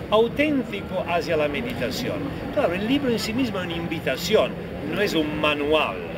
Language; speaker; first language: Spanish; non-native, fluent; Italian